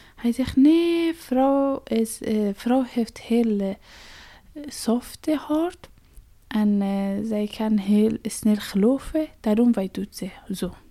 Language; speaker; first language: Dutch; non-native, fluent; Persian